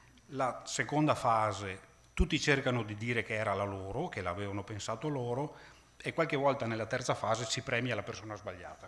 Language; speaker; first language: Italian; native; Italian